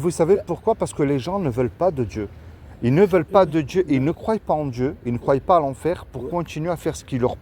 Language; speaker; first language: French; native; French